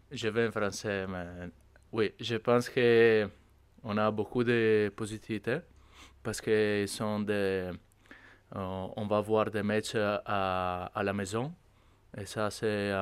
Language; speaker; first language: French; non-native, learner; Italian